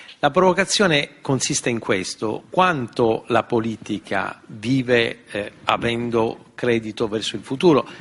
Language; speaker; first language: Italian; native; Italian